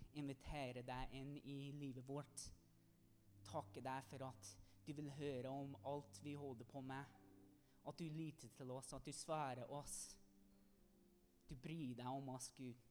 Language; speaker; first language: Norwegian; non-native, fluent; English